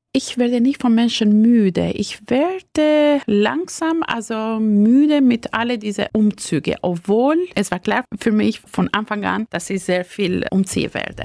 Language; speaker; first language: German; non-native, fluent; Albanian